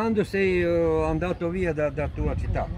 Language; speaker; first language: Italian; non-native, learner; Serbian